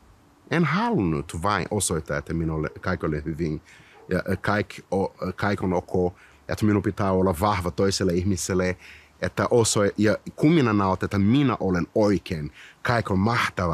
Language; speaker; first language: Finnish; non-native, fluent; Portuguese